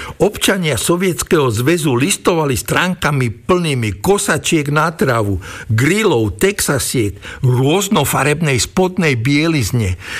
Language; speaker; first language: Slovak; native; Slovak